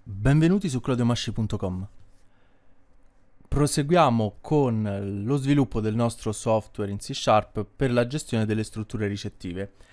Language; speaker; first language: Italian; native; Italian